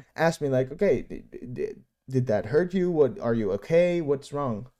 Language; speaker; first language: English; non-native, fluent; Dutch